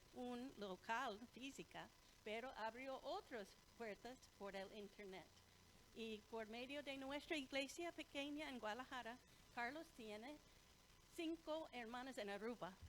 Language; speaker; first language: Spanish; non-native, fluent; English